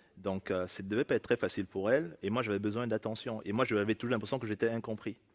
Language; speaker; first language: French; native; French